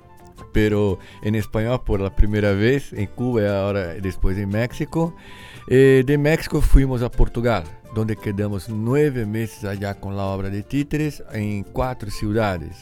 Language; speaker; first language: Spanish; non-native, fluent; Portuguese